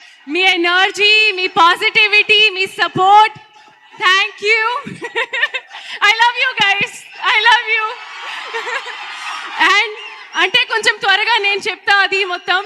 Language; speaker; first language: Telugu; non-native, learner; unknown